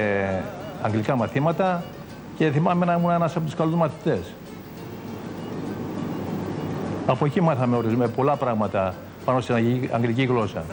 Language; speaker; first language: Greek; early bilingual, heritage; Greek